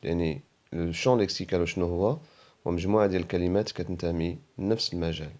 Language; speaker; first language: Arabic; native; Arabic